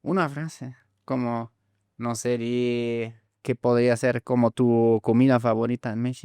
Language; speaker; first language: Spanish; non-native, fluent; German